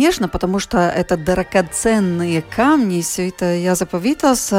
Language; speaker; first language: Russian; native; Russian